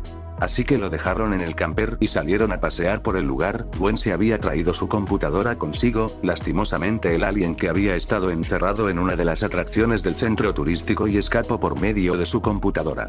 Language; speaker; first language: Spanish; native; Spanish